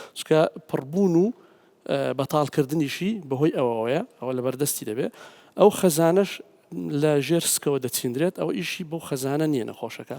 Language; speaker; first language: Central Kurdish; native; Central Kurdish